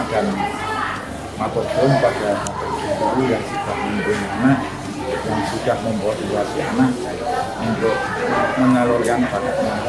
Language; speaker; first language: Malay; non-native, local second language; Javanese